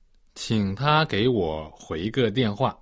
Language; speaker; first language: Chinese; non-native, learner; Portuguese